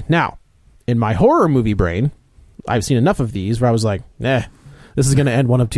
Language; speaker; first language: English; native; English